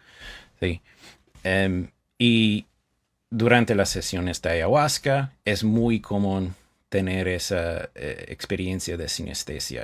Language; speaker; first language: Spanish; non-native, fluent; English